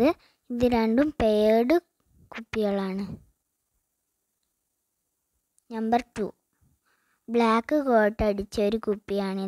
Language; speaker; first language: Malayalam; native; Malayalam